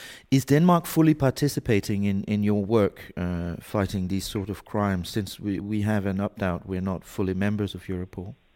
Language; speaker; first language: English; non-native, fluent; Danish